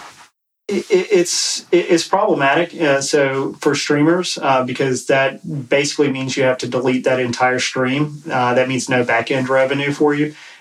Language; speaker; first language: English; native; English